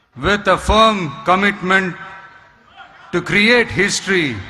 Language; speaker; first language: English; non-native, local second language; Tamil